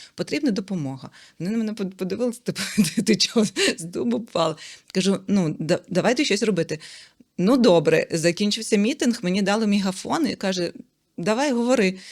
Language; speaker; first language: Ukrainian; non-native, local second language; Russian